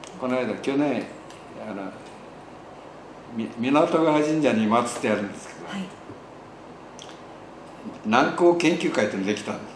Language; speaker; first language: Japanese; native; Japanese